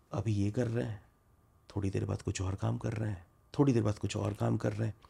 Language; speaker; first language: Hindi; non-native, local second language; Bangla